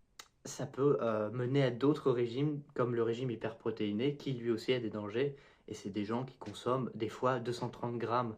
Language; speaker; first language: French; native; French